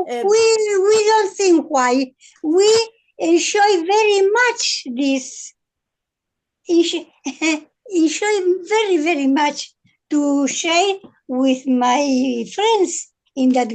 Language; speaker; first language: English; non-native, learner; Spanish